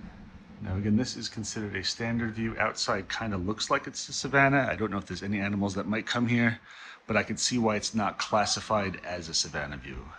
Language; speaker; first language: English; native; English